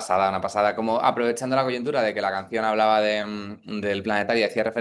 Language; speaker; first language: Spanish; native; Spanish